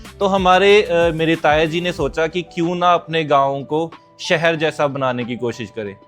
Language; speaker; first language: Hindi; non-native, local second language; Punjabi